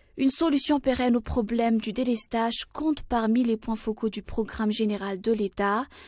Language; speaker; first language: French; non-native, local second language; Malagasy